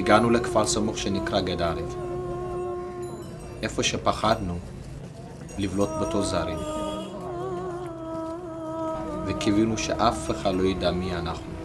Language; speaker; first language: Hebrew; early bilingual, other home language; Amharic